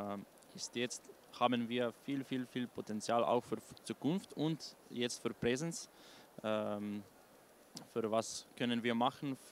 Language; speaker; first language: German; non-native, learner; Slovenian